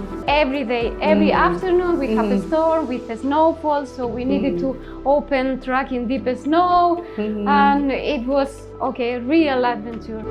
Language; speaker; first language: English; non-native, learner; Spanish